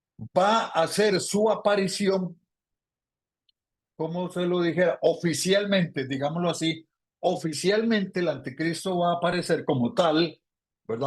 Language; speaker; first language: Spanish; native; Spanish